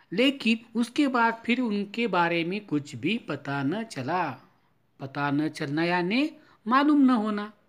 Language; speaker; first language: Hindi; non-native, local second language; Marathi